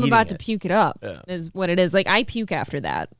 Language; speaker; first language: English; native; English